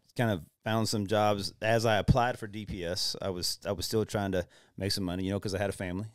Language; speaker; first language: English; native; English